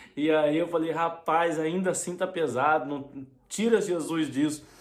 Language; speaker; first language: Portuguese; native; Portuguese